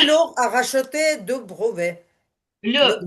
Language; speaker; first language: French; non-native, learner; Ukrainian